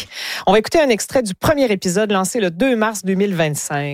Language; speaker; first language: French; native; French